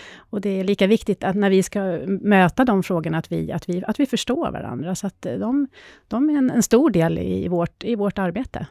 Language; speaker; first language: Swedish; native; Swedish